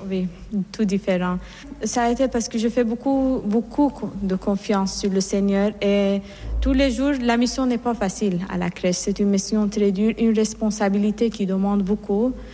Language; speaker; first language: French; non-native, fluent; Persian